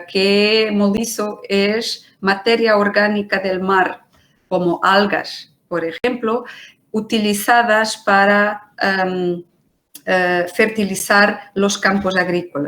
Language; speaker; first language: Spanish; non-native, fluent; Portuguese